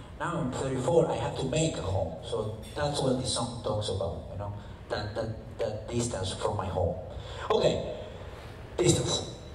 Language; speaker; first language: English; non-native, fluent; Spanish